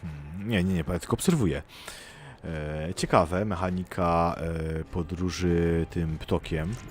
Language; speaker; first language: Polish; native; Polish